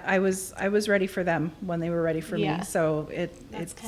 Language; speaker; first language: English; native; English